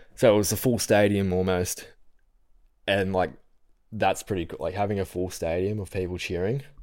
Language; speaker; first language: English; native; English